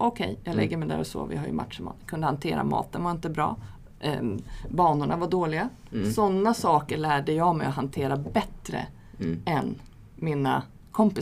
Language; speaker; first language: Swedish; native; Swedish